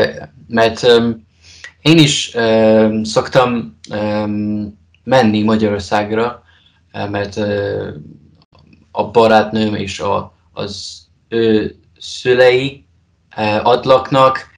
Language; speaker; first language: Hungarian; non-native, learner; Polish